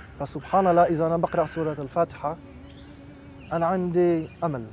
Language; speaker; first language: Arabic; non-native, fluent; French